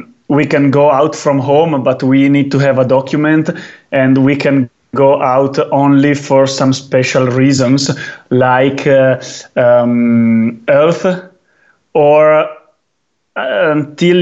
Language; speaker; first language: English; non-native, fluent; Italian